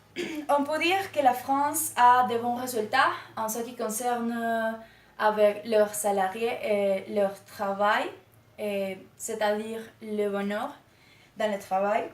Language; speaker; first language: French; non-native, learner; Spanish